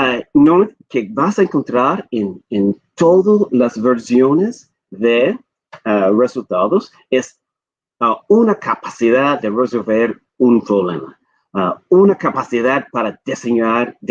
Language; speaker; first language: Spanish; non-native, fluent; English